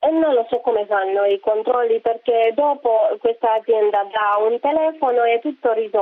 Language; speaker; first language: Italian; non-native, fluent; Romanian